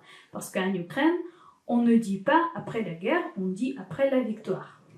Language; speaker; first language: French; non-native, fluent; Ukrainian